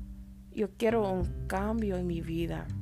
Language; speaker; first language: Spanish; non-native, learner; English